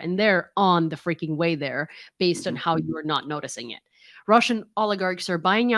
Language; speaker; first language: English; non-native, fluent; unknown